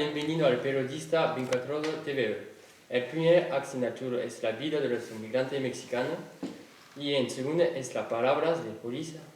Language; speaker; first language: Spanish; non-native, learner; French